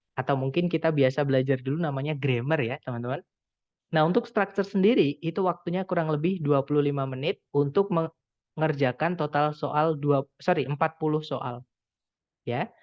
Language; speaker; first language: Indonesian; non-native, local second language; Javanese